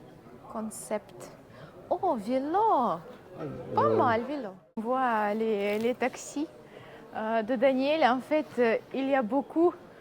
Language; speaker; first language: French; non-native, learner; Russian